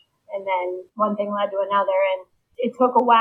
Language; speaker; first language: English; native; English